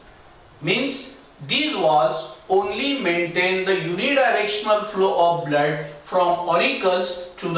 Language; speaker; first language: English; non-native, local second language; Marathi